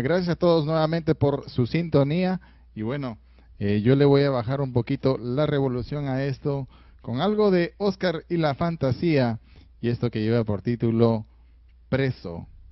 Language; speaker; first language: Spanish; native; Spanish